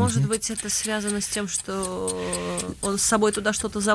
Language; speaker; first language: Russian; native; Russian